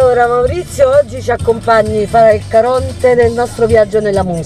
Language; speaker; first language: Italian; native; Italian